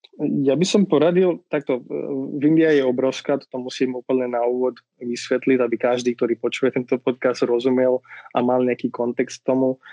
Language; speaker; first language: Slovak; non-native, fluent; Marathi